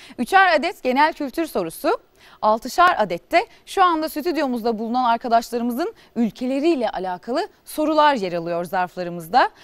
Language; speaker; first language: Turkish; native; Turkish